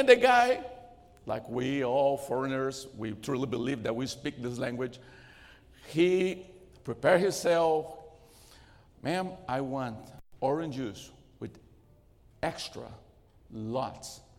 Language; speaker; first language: English; non-native, fluent; Portuguese